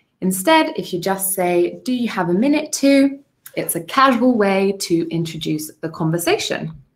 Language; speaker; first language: English; native; English